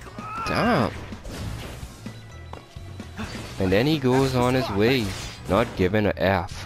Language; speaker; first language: English; native; English